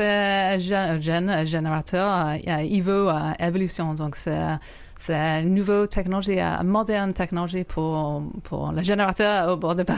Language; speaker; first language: French; non-native, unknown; English